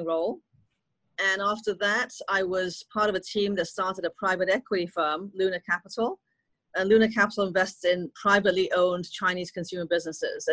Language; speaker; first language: English; non-native, local second language; Cantonese